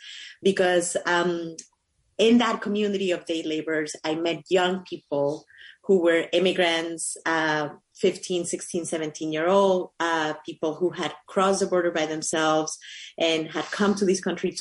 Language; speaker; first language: English; non-native, fluent; Spanish